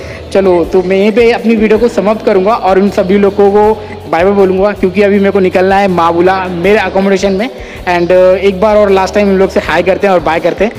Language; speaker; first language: Hindi; native; Hindi